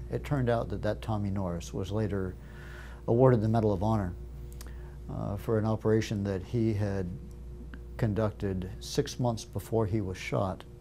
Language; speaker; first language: English; native; English